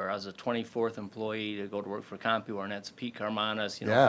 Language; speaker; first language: English; native; English